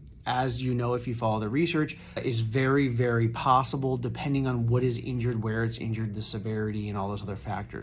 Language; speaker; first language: English; native; English